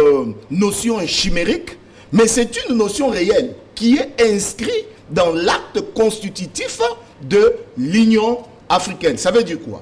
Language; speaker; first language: French; non-native, local second language; Lingala